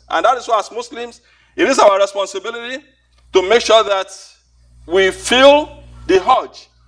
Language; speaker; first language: English; non-native, local second language; Yoruba